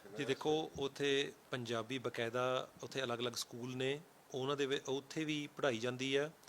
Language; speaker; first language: Punjabi; early bilingual, heritage; Punjabi